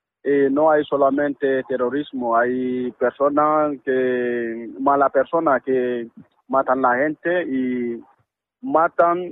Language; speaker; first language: Spanish; non-native, learner; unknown